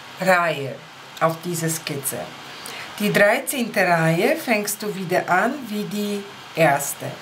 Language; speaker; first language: German; non-native, fluent; Polish